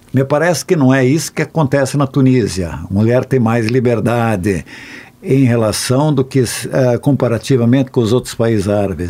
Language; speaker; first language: Portuguese; native; Portuguese